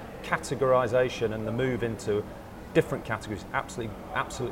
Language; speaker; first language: English; native; English